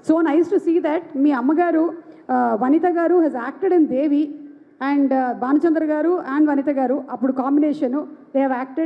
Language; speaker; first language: Telugu; native; Telugu